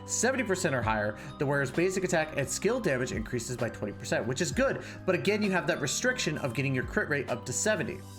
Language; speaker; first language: English; native; English